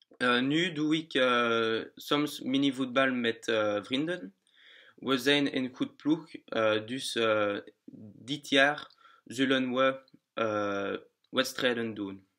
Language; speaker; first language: Dutch; non-native, learner; French